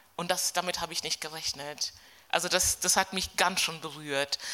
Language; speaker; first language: German; non-native, fluent; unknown